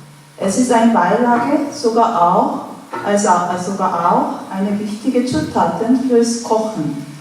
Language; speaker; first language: German; non-native, learner; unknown